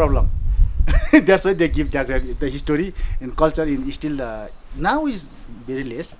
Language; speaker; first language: English; non-native, learner; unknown